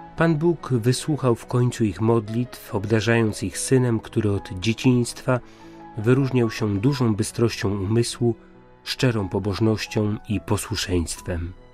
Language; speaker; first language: Polish; native; Polish